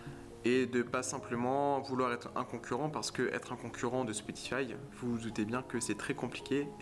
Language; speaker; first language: French; native; French